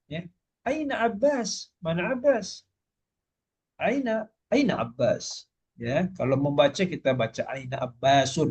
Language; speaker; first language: Malay; native; Malay